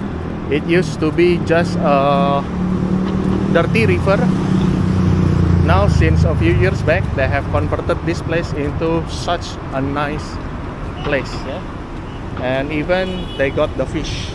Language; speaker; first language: English; non-native, local second language; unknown